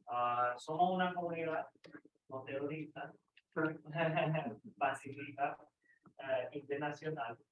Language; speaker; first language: Spanish; non-native, fluent; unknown